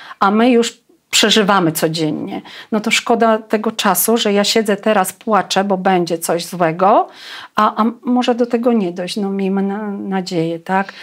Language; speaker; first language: Polish; non-native, fluent; Russian